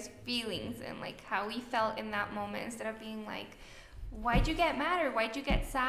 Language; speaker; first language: English; non-native, fluent; Spanish